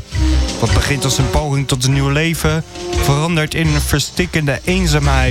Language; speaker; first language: Dutch; native; Dutch